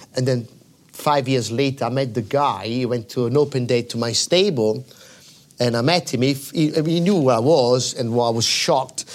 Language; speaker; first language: English; non-native, fluent; Italian